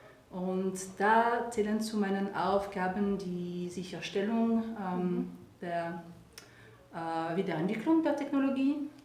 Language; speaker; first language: German; non-native, fluent; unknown